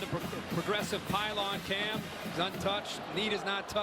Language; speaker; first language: English; native; English